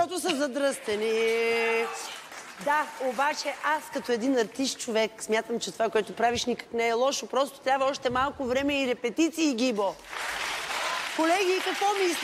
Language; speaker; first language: Bulgarian; native; Bulgarian